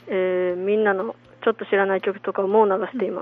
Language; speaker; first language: Japanese; native; Japanese